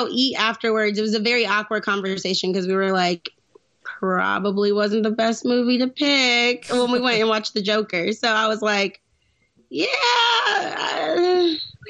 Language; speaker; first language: English; native; English